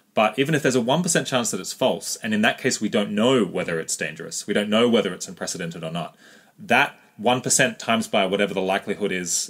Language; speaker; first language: English; native; English